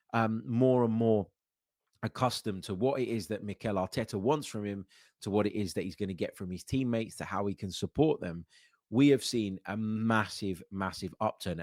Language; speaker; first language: English; native; English